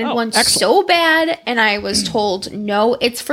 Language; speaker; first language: English; native; English